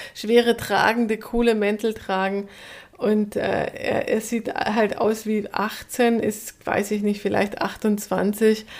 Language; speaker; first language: German; native; German